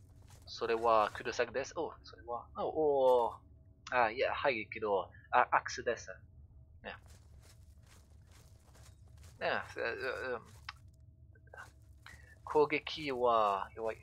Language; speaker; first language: Japanese; non-native, learner; French